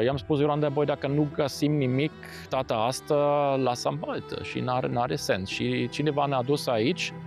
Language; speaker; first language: Romanian; non-native, fluent; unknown